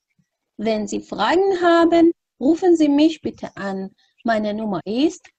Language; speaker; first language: German; non-native, fluent; Persian